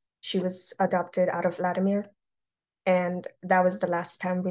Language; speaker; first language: English; early bilingual, other home language; Russian